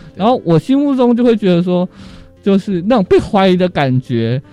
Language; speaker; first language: Chinese; native; Chinese